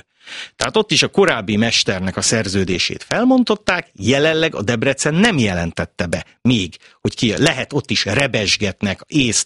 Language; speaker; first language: Hungarian; native; Hungarian